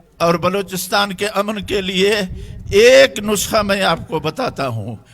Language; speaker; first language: Urdu; non-native, local second language; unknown